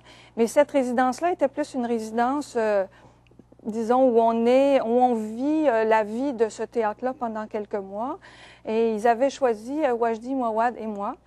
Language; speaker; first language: French; native; French